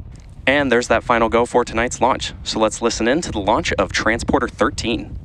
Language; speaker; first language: English; native; English